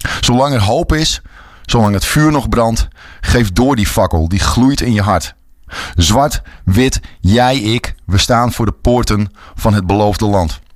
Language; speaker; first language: Dutch; native; Dutch